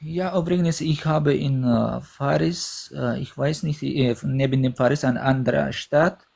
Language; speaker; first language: German; non-native, learner; Pashto